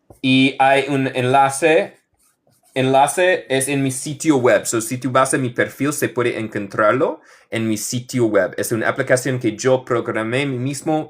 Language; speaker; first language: Spanish; non-native, fluent; English